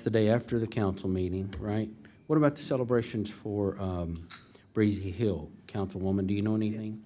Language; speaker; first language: English; native; English